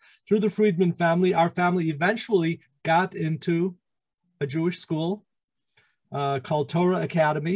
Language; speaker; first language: English; native; English